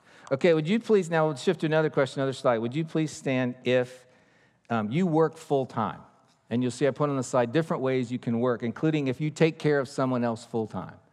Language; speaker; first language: English; native; English